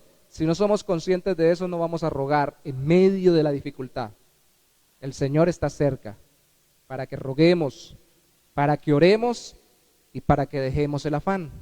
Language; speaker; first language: Spanish; native; Spanish